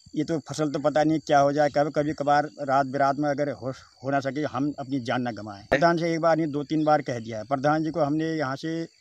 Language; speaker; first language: Hindi; native; Hindi